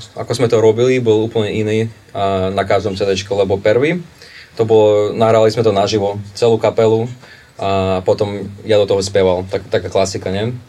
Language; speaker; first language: Slovak; non-native, fluent; Russian